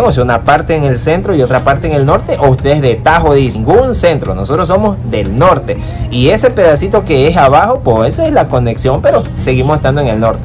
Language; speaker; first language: Spanish; native; Spanish